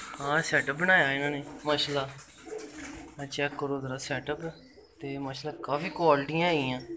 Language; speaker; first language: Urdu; non-native, local second language; Punjabi